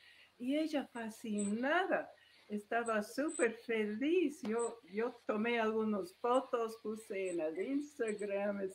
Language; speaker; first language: Spanish; non-native, fluent; English